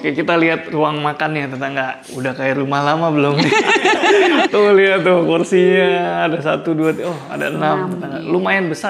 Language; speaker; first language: Indonesian; native; Indonesian